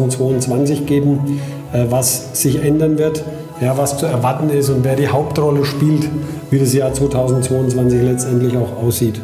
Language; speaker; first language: German; native; German